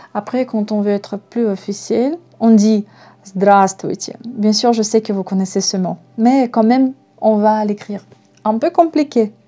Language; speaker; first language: French; non-native, fluent; Russian